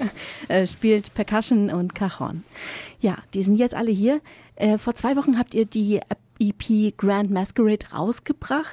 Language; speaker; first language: German; native; German